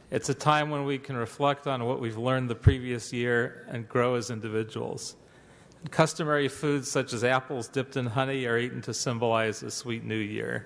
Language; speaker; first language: English; native; English